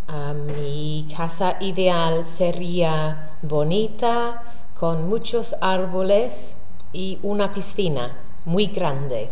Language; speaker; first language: Spanish; non-native, learner; English